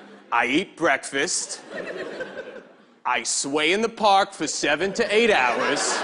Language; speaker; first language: English; native; English